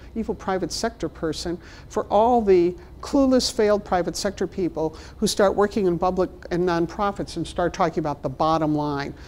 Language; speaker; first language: English; native; English